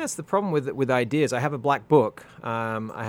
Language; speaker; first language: English; non-native, local second language; French